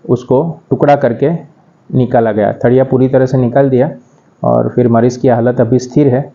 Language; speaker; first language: Hindi; non-native, local second language; Gujarati